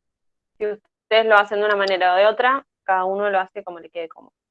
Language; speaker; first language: Spanish; native; Spanish